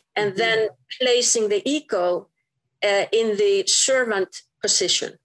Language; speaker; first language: English; non-native, fluent; Icelandic